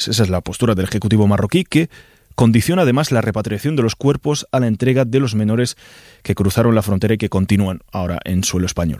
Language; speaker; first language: Spanish; native; Spanish